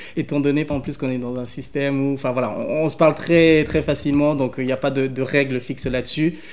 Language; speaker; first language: French; early bilingual, other home language; English